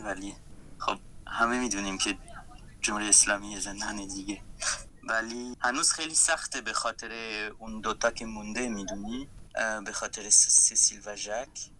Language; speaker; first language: Persian; non-native, fluent; French